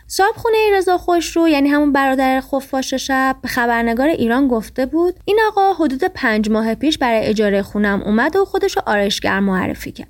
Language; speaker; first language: Persian; native; Persian